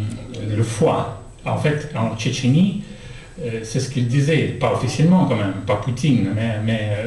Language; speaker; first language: French; non-native, fluent; Russian